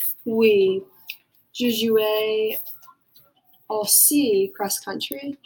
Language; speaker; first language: French; non-native, learner; English